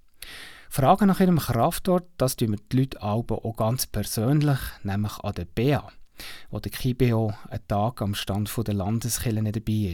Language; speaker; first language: German; native; German